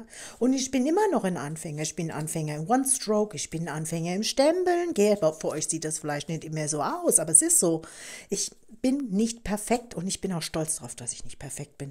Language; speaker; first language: German; native; German